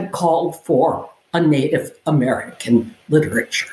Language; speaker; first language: English; native; English